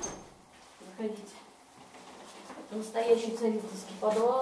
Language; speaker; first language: Russian; native; Russian